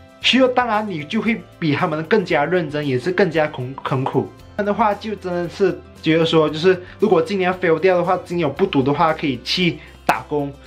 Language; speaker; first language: Chinese; native; Chinese